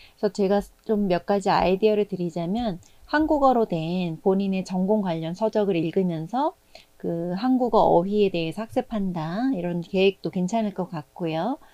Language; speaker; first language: Korean; native; Korean